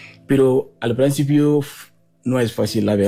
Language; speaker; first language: Spanish; non-native, learner; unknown